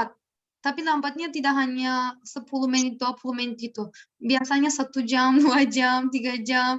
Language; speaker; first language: Indonesian; non-native, learner; Turkish